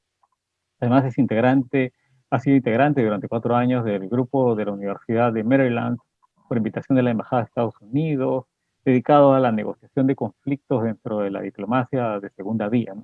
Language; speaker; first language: Spanish; native; Spanish